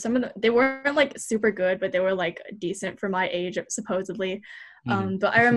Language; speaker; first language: English; native; English